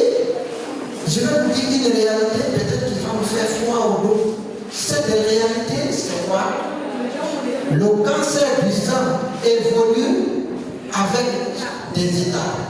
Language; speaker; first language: French; non-native, local second language; Wolof